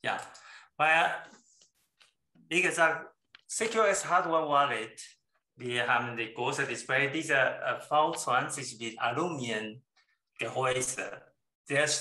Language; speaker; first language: German; non-native, learner; Chinese